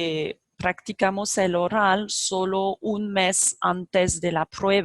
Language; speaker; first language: Spanish; non-native, fluent; French